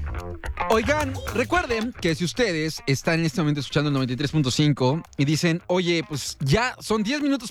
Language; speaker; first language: Spanish; native; Spanish